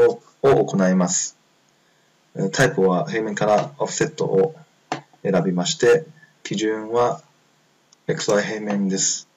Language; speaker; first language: Japanese; non-native, fluent; Chinese